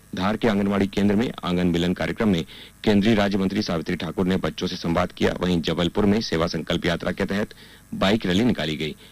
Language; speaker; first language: Hindi; native; Hindi